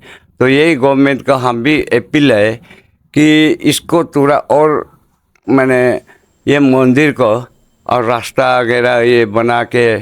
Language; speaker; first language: Hindi; non-native, local second language; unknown